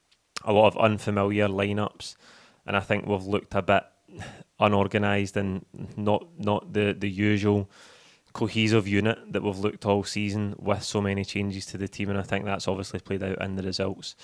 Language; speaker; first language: English; native; English